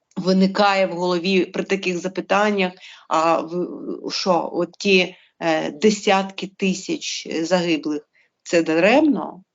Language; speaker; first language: Ukrainian; native; Ukrainian